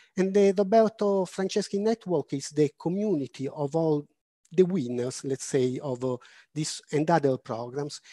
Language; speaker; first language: English; non-native, fluent; Italian